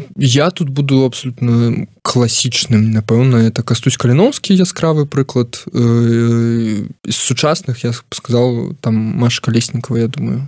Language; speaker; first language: Belarusian; non-native, local second language; Russian